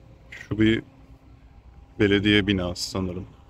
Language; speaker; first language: Turkish; native; Turkish